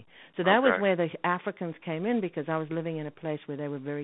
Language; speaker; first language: English; native; English